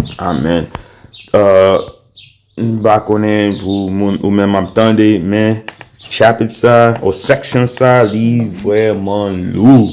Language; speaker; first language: Haitian Creole; early bilingual, heritage; Haitian Creole